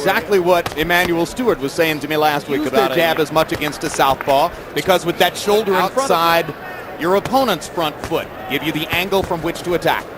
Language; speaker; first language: English; native; English